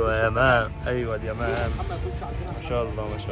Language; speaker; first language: Arabic; native; Arabic